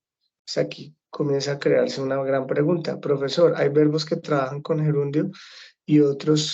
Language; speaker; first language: Spanish; native; Spanish